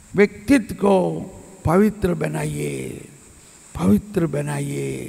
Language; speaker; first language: Hindi; non-native, local second language; Malayalam